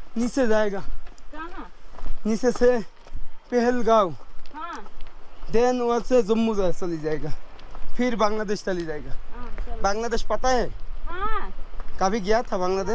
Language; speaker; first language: Hindi; non-native, learner; Bangla